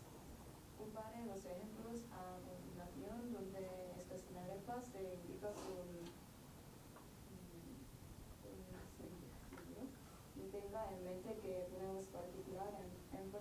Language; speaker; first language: Spanish; non-native, learner; Korean